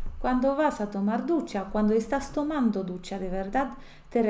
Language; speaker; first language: Spanish; non-native, fluent; Polish